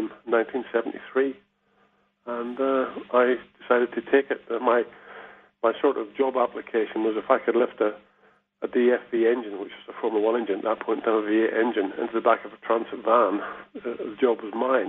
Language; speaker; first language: English; native; English